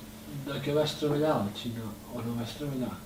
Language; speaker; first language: Catalan; native; Catalan